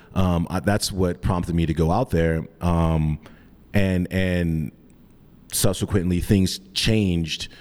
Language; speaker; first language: English; native; English